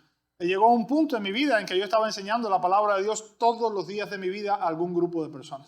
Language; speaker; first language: Spanish; native; Spanish